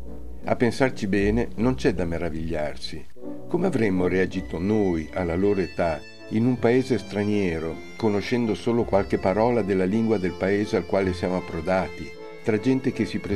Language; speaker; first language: Italian; native; Italian